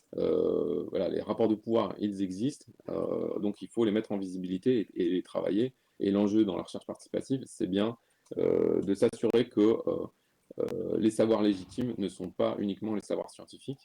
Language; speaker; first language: French; native; French